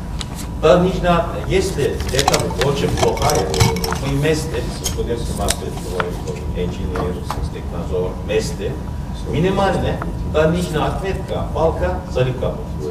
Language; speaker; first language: Russian; non-native, learner; Turkish